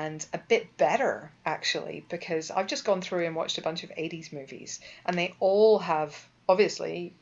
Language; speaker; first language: English; native; English